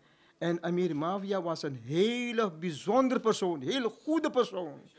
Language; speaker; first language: Dutch; non-native, fluent; Urdu